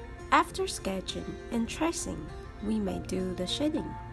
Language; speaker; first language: English; non-native, fluent; Chinese